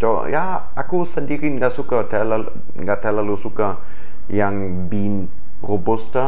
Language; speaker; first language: Indonesian; non-native, fluent; German